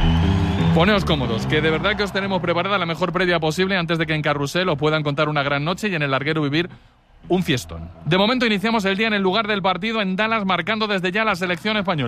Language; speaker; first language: Spanish; native; Spanish